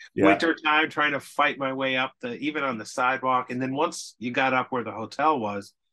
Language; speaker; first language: English; native; English